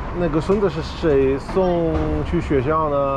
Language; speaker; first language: Chinese; non-native, fluent; English